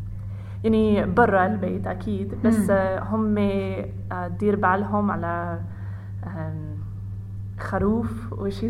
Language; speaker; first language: Arabic; non-native, learner; English